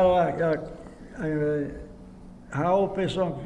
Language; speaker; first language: Polish; early bilingual, heritage; Polish